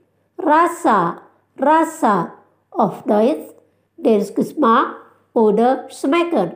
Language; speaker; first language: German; non-native, fluent; Indonesian